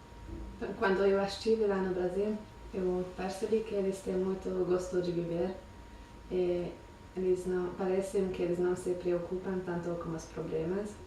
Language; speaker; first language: Portuguese; non-native, fluent; Hungarian